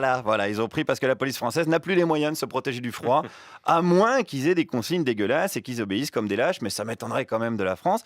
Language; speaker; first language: French; native; French